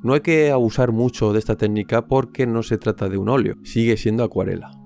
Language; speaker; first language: Spanish; native; Spanish